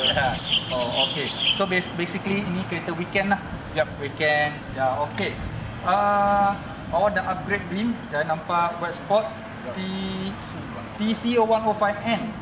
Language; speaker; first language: Malay; native; Malay